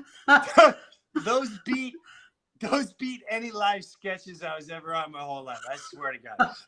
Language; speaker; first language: English; native; English